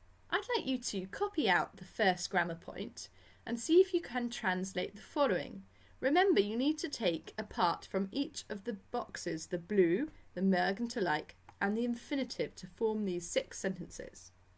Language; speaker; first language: English; native; English